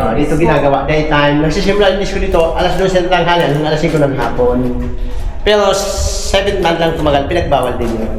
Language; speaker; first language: Filipino; non-native, local second language; Bikol